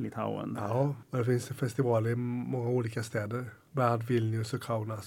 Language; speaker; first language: Swedish; native; Swedish